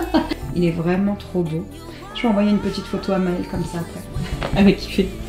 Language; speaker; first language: French; native; French